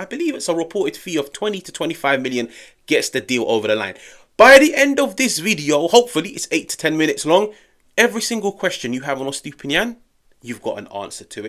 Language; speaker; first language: English; native; English